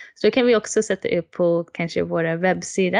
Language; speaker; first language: Swedish; non-native, fluent; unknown